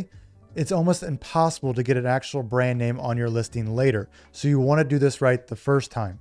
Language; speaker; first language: English; native; English